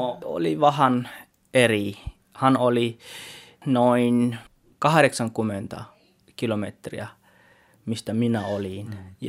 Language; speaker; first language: Finnish; non-native, learner; Tswana